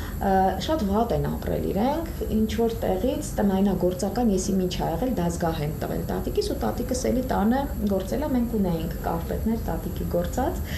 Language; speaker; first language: Armenian; native; Armenian